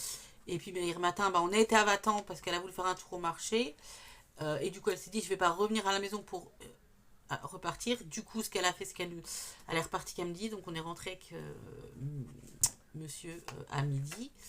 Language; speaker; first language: French; native; French